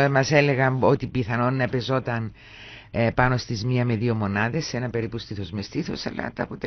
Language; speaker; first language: Greek; native; Greek